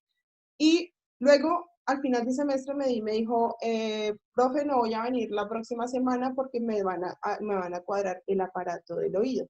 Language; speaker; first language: Spanish; native; Spanish